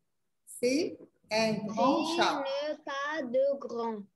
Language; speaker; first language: French; non-native, learner; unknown